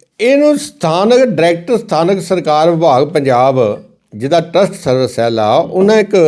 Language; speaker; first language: Punjabi; native; Punjabi